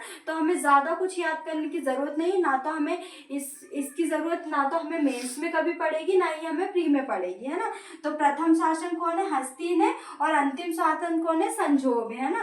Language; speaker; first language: Hindi; native; Hindi